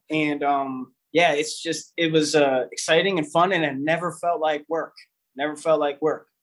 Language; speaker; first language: English; native; English